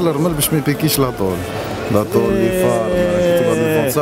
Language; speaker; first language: Arabic; native; Arabic